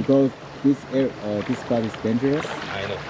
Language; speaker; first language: English; non-native, learner; Turkish